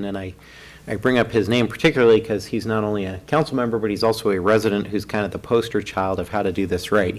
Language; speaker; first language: English; native; English